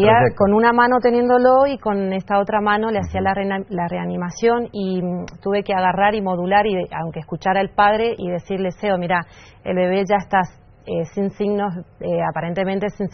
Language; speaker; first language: Spanish; native; Spanish